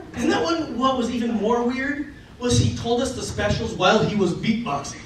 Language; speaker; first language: English; native; English